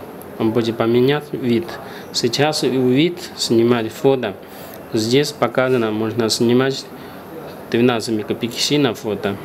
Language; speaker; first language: Russian; non-native, learner; Chinese